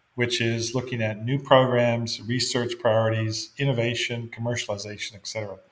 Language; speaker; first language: English; native; English